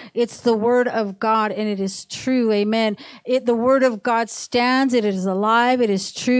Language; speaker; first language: English; early bilingual, other home language; Spanish